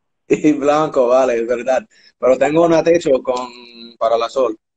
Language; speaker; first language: Spanish; non-native, learner; English